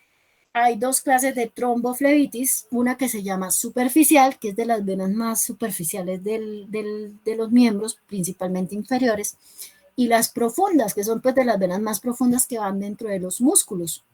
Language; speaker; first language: Spanish; native; Spanish